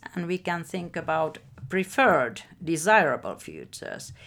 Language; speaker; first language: English; non-native, fluent; Finnish